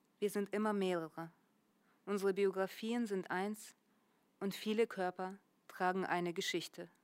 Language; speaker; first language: German; early bilingual, other home language; Russian